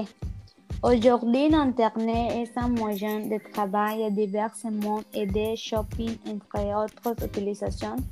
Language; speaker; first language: French; non-native, learner; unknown